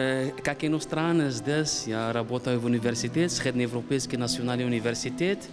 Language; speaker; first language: Ukrainian; non-native, learner; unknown